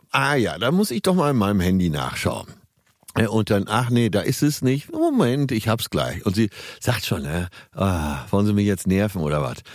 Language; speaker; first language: German; native; German